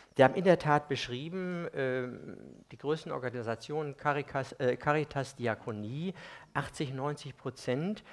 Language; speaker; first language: German; native; German